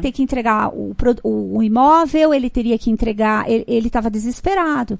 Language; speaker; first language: Portuguese; native; Portuguese